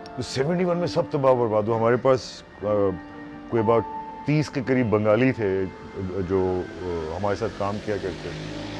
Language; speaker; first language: Urdu; non-native, local second language; Punjabi